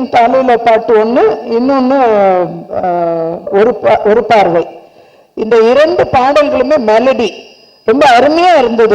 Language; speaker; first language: Tamil; native; Tamil